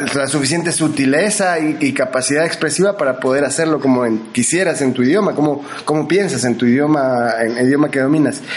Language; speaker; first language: Spanish; native; Spanish